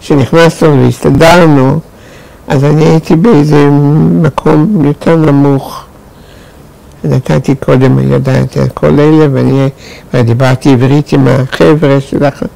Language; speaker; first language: Hebrew; non-native, fluent; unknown